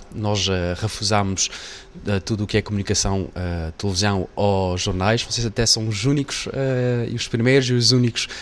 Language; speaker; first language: Portuguese; non-native, fluent; Dutch